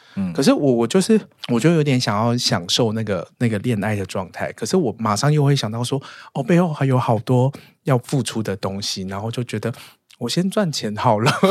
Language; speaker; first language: Chinese; native; Chinese